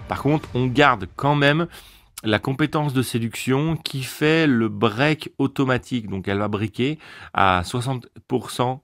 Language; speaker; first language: French; native; French